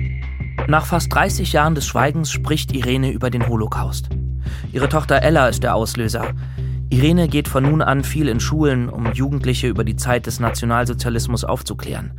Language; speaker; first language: German; native; German